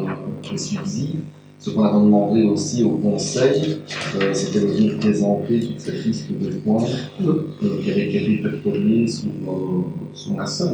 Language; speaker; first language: French; native; French